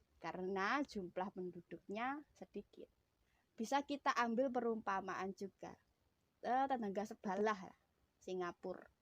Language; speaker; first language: Indonesian; native; Indonesian